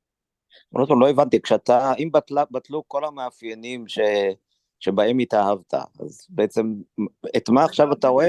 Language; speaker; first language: Hebrew; native; Hebrew